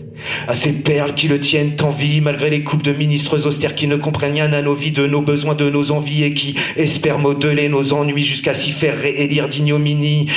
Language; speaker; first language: French; native; French